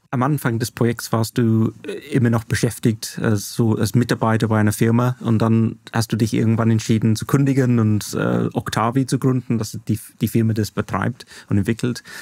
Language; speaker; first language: German; non-native, fluent; English